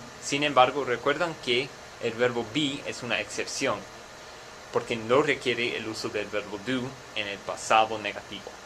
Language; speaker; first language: Spanish; non-native, fluent; English